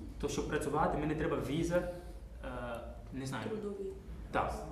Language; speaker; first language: Ukrainian; non-native, fluent; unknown